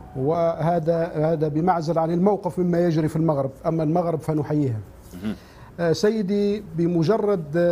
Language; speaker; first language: Arabic; native; Arabic